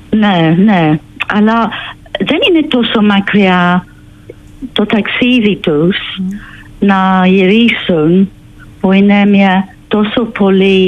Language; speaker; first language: Greek; non-native, learner; English